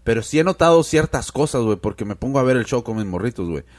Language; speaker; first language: Spanish; early bilingual, heritage; Spanish